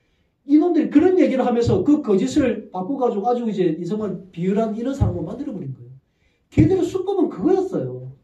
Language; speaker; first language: Korean; native; Korean